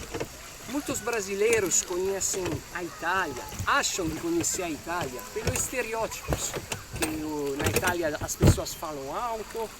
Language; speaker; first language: Portuguese; non-native, fluent; Italian